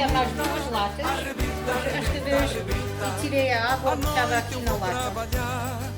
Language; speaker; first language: Portuguese; early bilingual, heritage; Portuguese